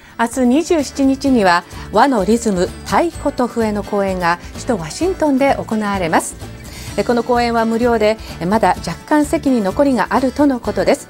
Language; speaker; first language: Japanese; native; Japanese